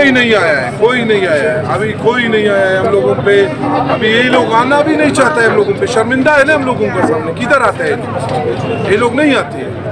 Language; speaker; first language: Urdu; non-native, local second language; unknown